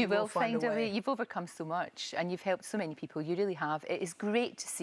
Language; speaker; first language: English; native; English